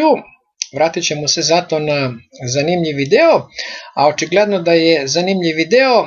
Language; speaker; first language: Serbian; native; Serbian